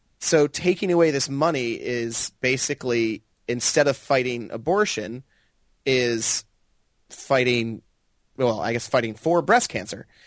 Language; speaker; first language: English; native; English